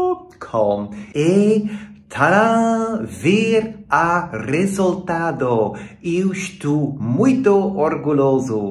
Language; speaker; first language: Portuguese; non-native, learner; Dutch